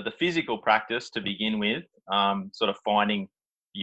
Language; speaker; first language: English; native; English